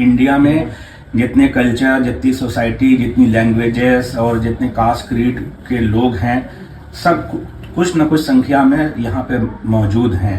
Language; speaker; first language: Hindi; native; Hindi